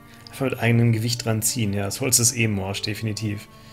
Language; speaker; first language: German; native; German